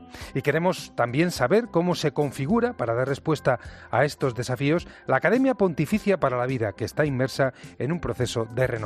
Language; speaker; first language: Spanish; native; Spanish